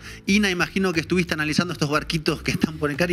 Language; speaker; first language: Spanish; native; Spanish